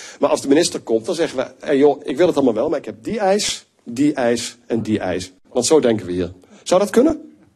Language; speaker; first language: Dutch; native; Dutch